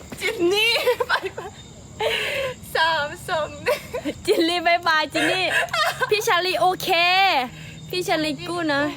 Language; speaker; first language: Thai; non-native, learner; Korean